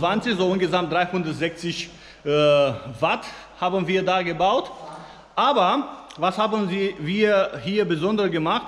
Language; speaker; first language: German; non-native, fluent; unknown